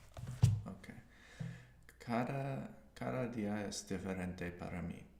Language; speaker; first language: Spanish; non-native, learner; English